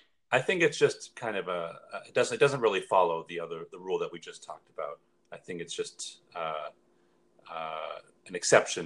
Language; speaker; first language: English; native; English